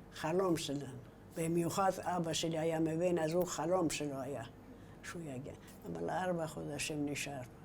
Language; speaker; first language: Hebrew; non-native, learner; Persian